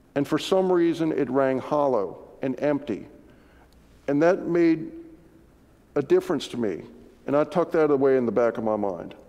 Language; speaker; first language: English; native; English